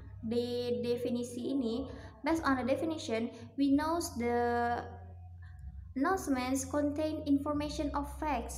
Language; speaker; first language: English; non-native, learner; Minangkabau